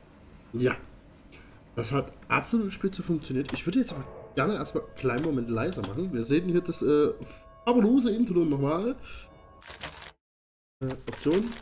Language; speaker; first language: German; native; German